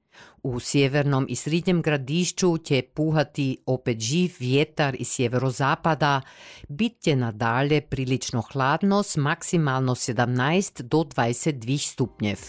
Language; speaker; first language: Serbian; native; Serbian